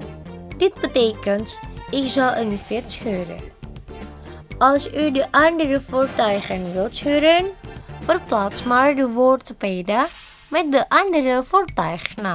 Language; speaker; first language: Dutch; non-native, learner; Indonesian